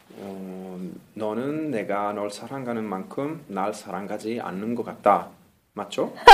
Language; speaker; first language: Korean; non-native, fluent; English